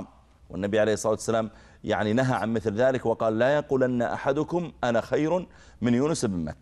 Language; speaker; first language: Arabic; native; Arabic